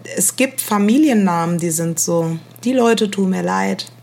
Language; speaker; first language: German; native; German